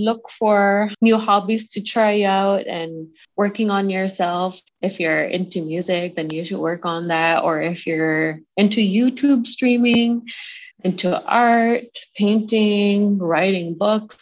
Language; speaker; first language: English; native; English